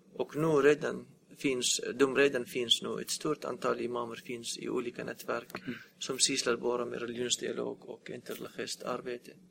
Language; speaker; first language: Swedish; non-native, fluent; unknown